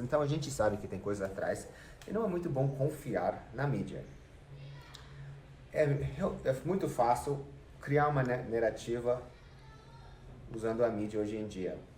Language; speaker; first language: Portuguese; non-native, fluent; English